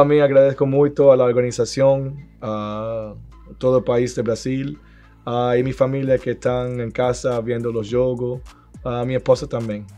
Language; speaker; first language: Portuguese; non-native, learner; Spanish